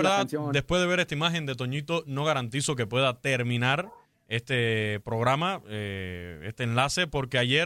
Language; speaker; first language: Spanish; native; Spanish